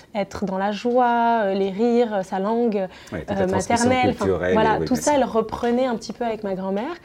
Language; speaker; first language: French; native; French